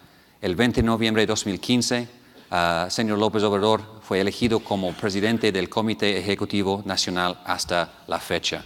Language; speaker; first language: Spanish; non-native, fluent; English